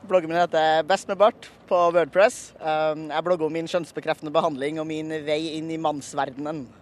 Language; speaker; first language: Norwegian; native; Norwegian